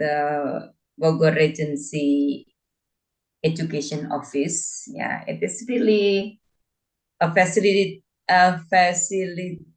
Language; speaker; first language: English; non-native, fluent; Indonesian